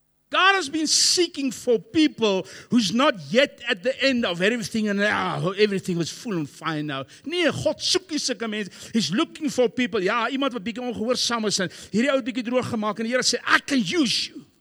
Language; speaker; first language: English; non-native, local second language; Afrikaans